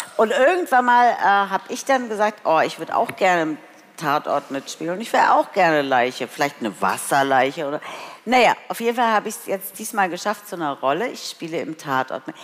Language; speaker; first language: German; early bilingual, other home language; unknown